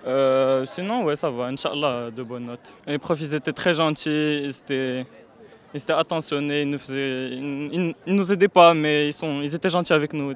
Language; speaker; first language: French; non-native, local second language; Arabic